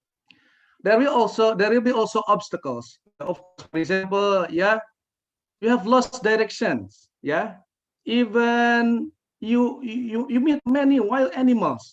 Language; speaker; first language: English; non-native, fluent; Indonesian